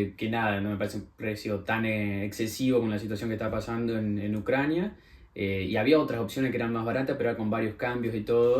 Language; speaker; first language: Spanish; native; Spanish